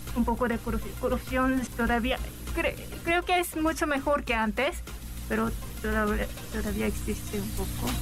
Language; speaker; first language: Spanish; non-native, learner; Korean